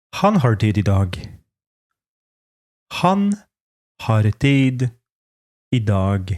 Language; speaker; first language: Norwegian; non-native, fluent; Polish